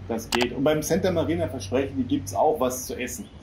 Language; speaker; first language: German; native; German